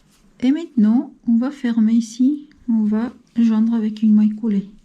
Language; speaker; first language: French; non-native, fluent; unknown